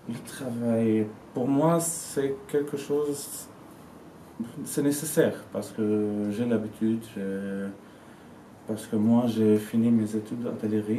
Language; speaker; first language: French; non-native, learner; Arabic